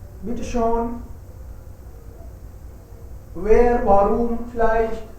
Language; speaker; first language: German; non-native, fluent; Hindi